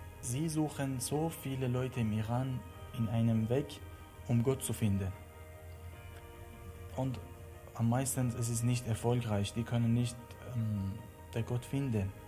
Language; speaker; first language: German; non-native, learner; Persian